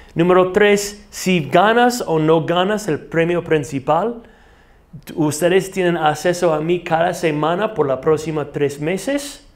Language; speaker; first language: Spanish; non-native, fluent; English